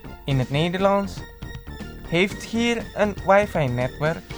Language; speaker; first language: Dutch; non-native, fluent; Indonesian